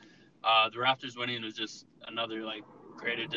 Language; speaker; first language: English; native; English